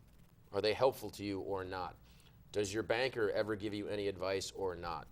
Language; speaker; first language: English; native; English